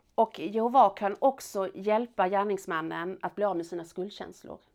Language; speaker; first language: Swedish; native; Swedish